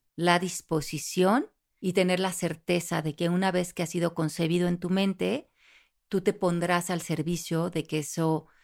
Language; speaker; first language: Spanish; native; Spanish